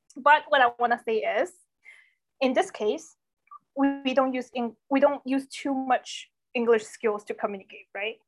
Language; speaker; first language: English; non-native, fluent; Chinese